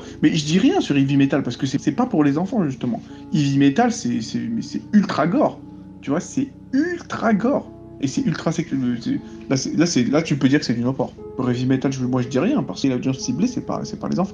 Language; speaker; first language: French; native; French